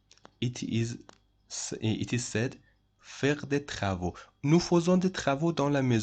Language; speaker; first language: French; non-native, fluent; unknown